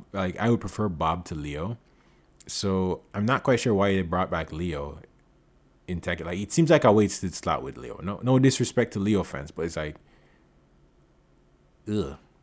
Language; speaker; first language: English; native; English